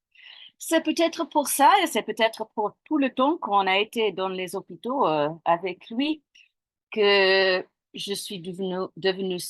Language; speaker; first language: French; non-native, fluent; English